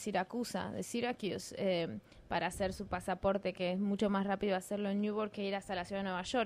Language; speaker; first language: Spanish; native; Spanish